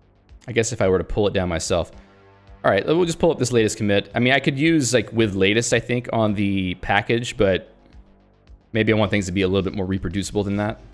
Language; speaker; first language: English; native; English